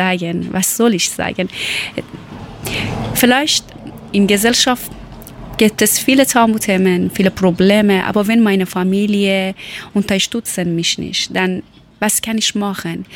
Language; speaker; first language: German; non-native, learner; Persian